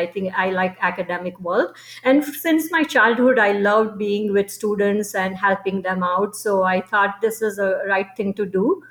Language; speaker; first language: English; non-native, local second language; Gujarati